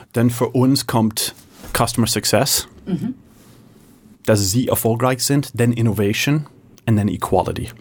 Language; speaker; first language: German; non-native, fluent; English